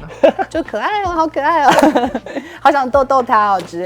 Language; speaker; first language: Chinese; native; Chinese